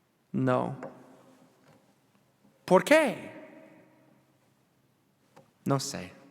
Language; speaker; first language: Spanish; non-native, learner; English